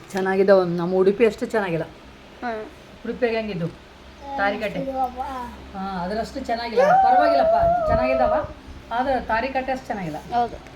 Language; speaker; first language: Kannada; native; Kannada